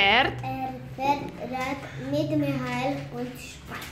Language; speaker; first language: German; non-native, learner; Hungarian